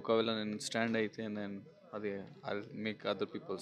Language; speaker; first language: Telugu; non-native, local second language; Hindi